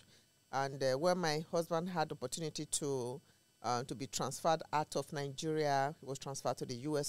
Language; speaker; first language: English; non-native, local second language; Esan